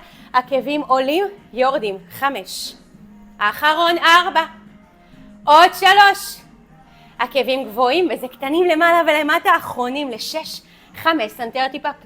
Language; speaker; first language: Hebrew; native; Hebrew